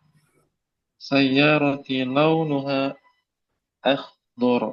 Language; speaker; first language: Arabic; non-native, learner; Indonesian